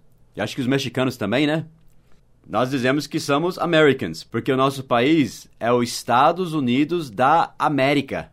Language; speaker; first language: Portuguese; non-native, fluent; English